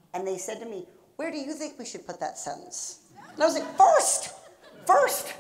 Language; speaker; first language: English; native; English